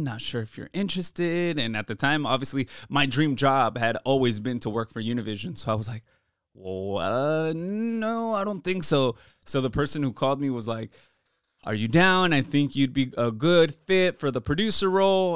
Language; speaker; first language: English; early bilingual, other home language; Spanish